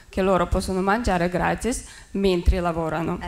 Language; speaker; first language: Italian; non-native, fluent; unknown